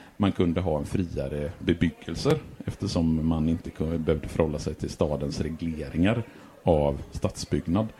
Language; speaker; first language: Swedish; native; Swedish